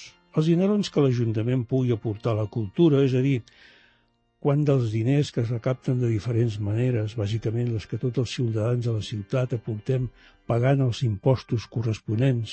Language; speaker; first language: Catalan; native; Catalan